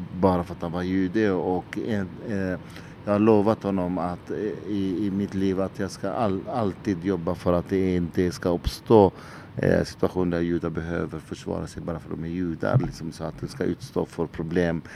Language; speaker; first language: Swedish; non-native, fluent; Arabic